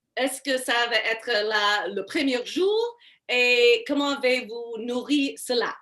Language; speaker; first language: French; non-native, learner; English